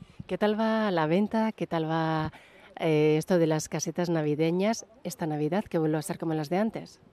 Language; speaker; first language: Spanish; native; Spanish